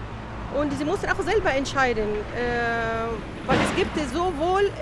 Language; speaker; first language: German; non-native, fluent; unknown